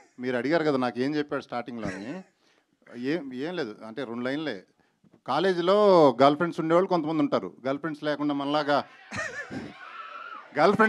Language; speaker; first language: Telugu; native; Telugu